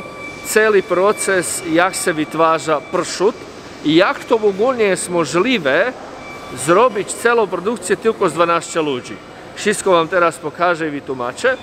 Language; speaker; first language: Polish; non-native, fluent; Croatian